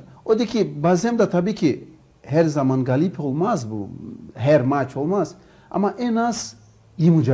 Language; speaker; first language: Turkish; non-native, learner; Portuguese